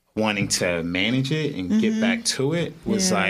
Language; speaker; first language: English; native; English